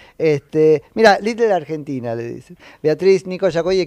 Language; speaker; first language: Spanish; native; Spanish